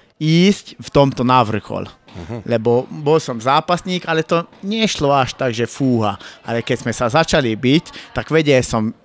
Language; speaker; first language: Slovak; non-native, local second language; Hungarian